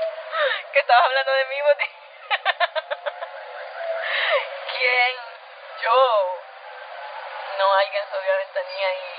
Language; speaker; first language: Spanish; native; Spanish